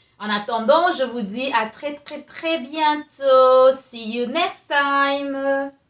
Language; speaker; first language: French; non-native, local second language; Lingala